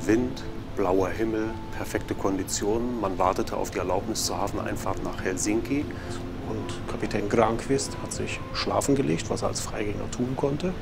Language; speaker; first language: German; native; German